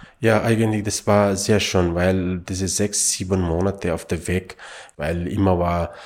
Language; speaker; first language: German; non-native, learner; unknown